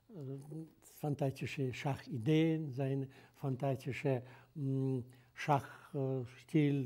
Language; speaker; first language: German; non-native, fluent; Russian